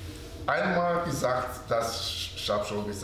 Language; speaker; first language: German; non-native, learner; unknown